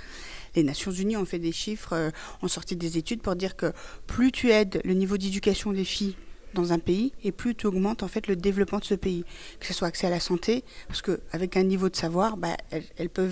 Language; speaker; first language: French; early bilingual, other home language; Persian